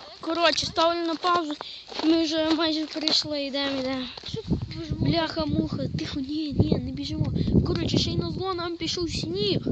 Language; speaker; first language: Ukrainian; native; Ukrainian